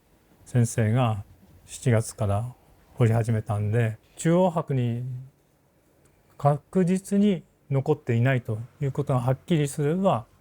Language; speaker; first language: Japanese; native; Japanese